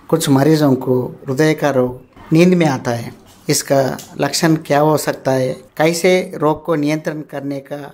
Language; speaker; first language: Hindi; non-native, local second language; Telugu